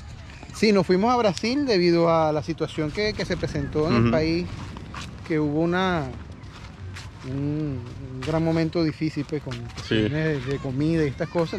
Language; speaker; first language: Spanish; native; Spanish